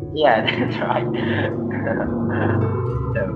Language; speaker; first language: English; non-native, fluent; Indonesian